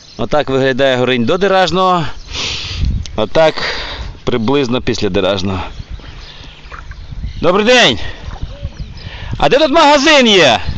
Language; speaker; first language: Ukrainian; native; Ukrainian